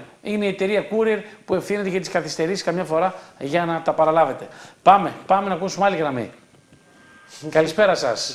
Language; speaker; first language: Greek; native; Greek